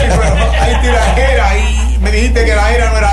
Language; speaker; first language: Spanish; native; Spanish